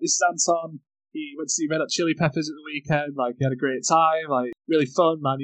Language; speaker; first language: English; native; English